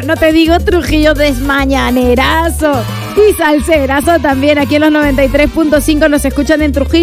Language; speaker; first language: Spanish; native; Spanish